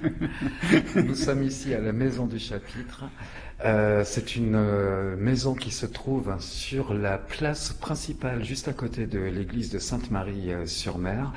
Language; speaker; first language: French; native; French